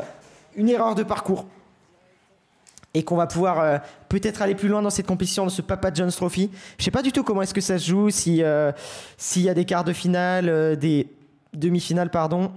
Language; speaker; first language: French; native; French